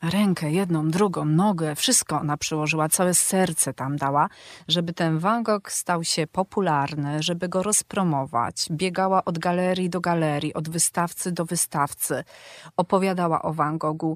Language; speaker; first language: Polish; native; Polish